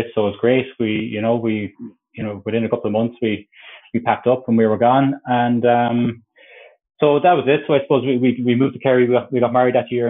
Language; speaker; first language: English; native; English